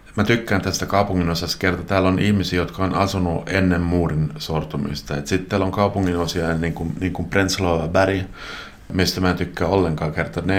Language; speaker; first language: Finnish; non-native, local second language; Swedish